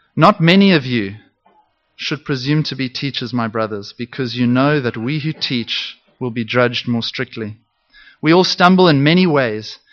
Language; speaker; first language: English; native; English